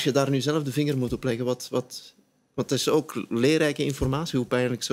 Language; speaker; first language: Dutch; native; Dutch